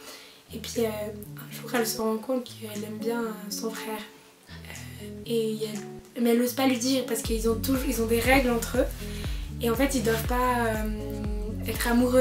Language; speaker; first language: French; native; French